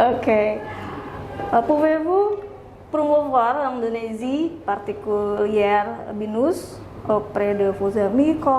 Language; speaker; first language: French; non-native, learner; Indonesian